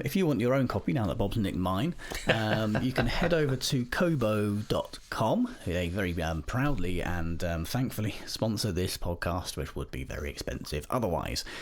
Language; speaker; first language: English; native; English